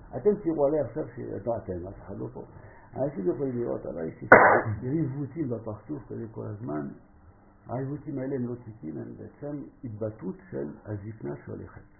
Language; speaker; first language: Hebrew; non-native, fluent; French